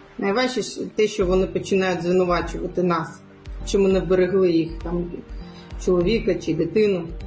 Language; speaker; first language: Ukrainian; non-native, local second language; Crimean Tatar